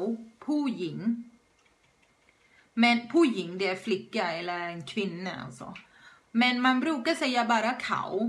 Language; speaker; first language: Swedish; non-native, fluent; Thai